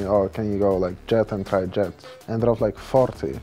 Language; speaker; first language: English; non-native, fluent; Russian